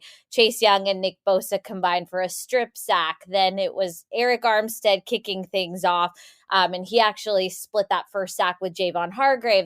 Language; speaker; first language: English; native; English